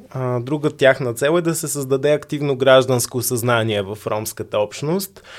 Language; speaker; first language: Bulgarian; native; Bulgarian